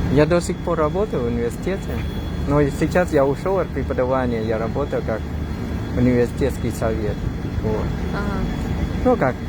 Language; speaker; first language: Russian; non-native, fluent; Thai